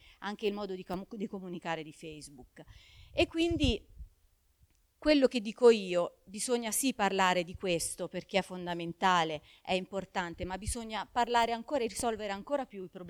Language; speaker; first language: Italian; native; Italian